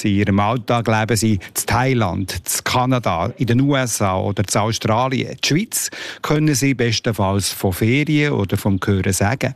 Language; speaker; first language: German; native; German